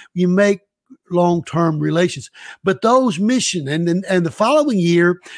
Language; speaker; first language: English; native; English